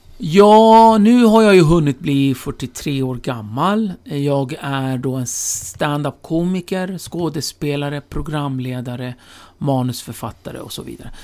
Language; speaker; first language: Swedish; early bilingual, other home language; Kurdish